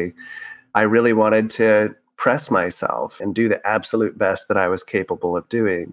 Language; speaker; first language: English; native; English